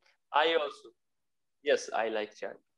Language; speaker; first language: English; non-native, learner; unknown